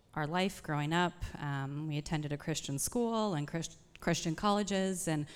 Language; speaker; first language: English; native; English